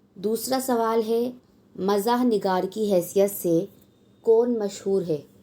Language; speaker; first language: Urdu; native; Urdu